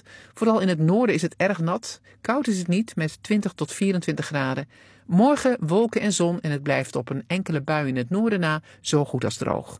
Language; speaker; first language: Dutch; native; Dutch